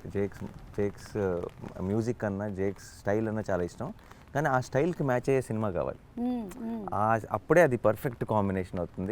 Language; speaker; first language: Telugu; native; Telugu